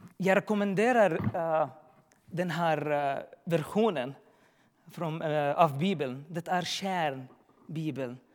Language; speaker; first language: Swedish; non-native, learner; Arabic